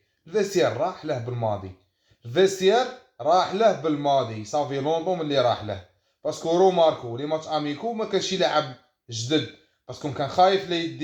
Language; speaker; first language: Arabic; native; Arabic